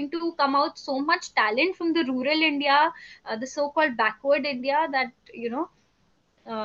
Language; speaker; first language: English; non-native, local second language; Hindi